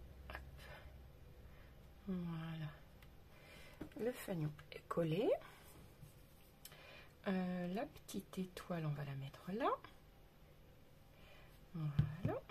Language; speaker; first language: French; native; French